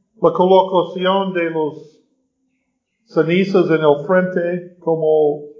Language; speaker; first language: Spanish; non-native, learner; English